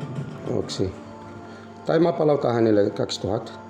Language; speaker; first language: Finnish; non-native, learner; Turkish